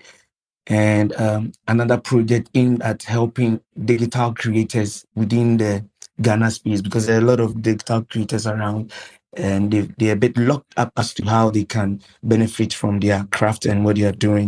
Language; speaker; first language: English; non-native, local second language; Akan